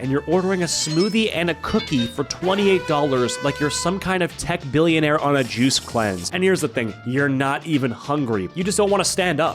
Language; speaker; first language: English; native; English